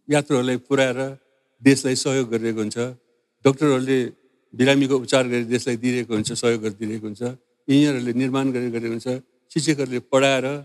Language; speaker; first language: Nepali; non-native, local second language; Newari